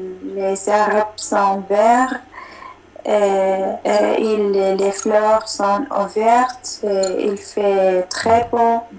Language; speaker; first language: French; non-native, learner; Arabic